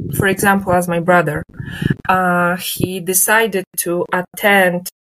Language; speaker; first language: English; non-native, fluent; Polish